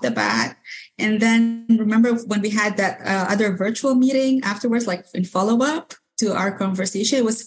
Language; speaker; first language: English; non-native, fluent; Arabic